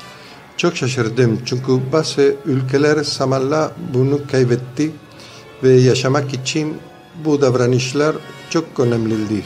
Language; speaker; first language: Turkish; non-native, fluent; Spanish